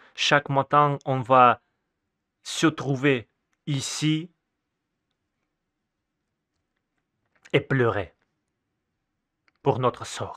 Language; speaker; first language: French; non-native, fluent; Russian